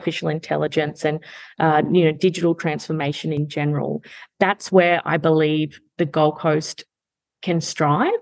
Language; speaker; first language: English; native; English